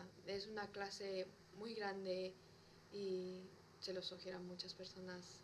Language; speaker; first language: Spanish; early bilingual, other home language; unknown